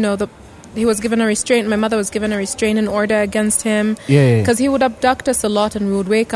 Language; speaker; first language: English; non-native, local second language; Bemba